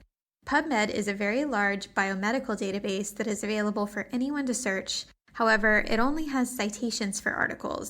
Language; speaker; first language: English; native; English